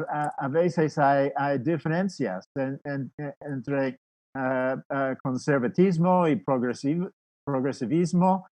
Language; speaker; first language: Spanish; non-native, fluent; English